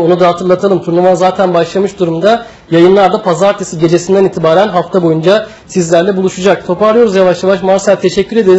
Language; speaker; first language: Turkish; native; Turkish